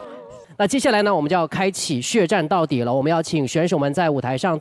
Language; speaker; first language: Chinese; native; Chinese